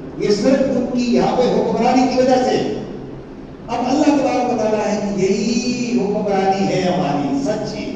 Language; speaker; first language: Urdu; non-native, local second language; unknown